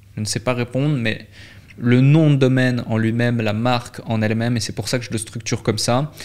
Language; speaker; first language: French; native; French